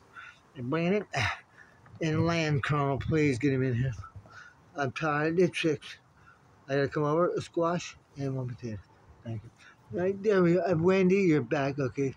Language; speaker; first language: English; native; English